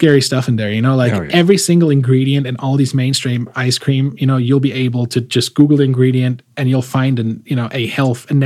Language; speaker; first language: English; non-native, fluent; German